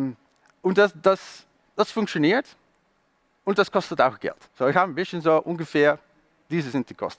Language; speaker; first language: German; non-native, learner; Dutch